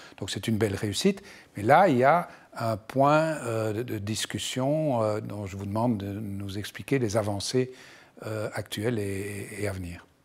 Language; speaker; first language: French; non-native, local second language; Arabic